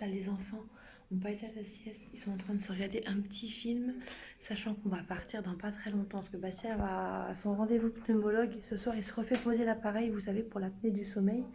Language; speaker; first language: French; native; French